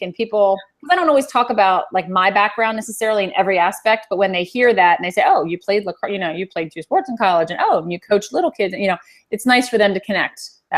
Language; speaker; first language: English; native; English